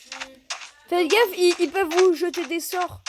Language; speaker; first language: French; native; French